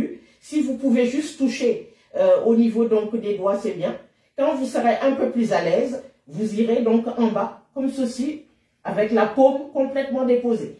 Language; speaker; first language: French; native; French